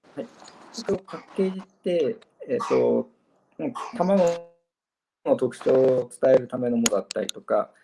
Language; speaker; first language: Japanese; native; Japanese